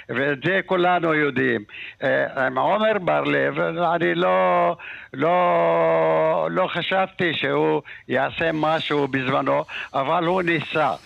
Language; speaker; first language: Hebrew; non-native, local second language; Arabic